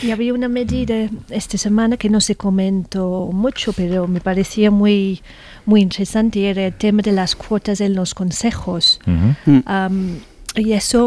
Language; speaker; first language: Spanish; non-native, fluent; English